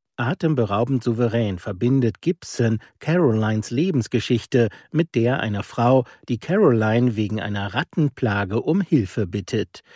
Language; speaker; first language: German; native; German